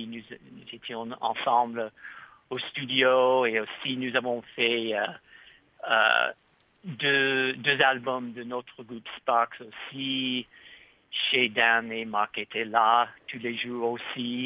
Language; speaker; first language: French; non-native, fluent; English